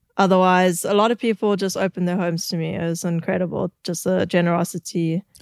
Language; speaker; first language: English; native; English